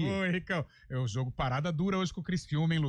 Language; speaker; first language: Portuguese; native; Portuguese